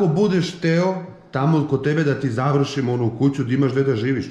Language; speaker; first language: Serbian; native; Serbian